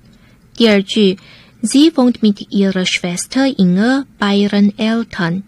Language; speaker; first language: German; non-native, fluent; Chinese